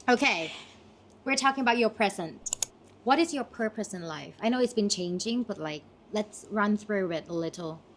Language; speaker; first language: English; non-native, fluent; Thai